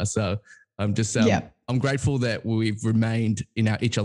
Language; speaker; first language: English; native; English